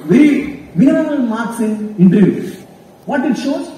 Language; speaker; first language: English; non-native, local second language; Kannada